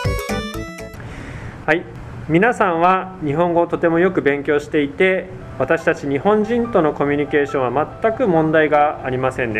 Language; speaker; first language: Japanese; native; Japanese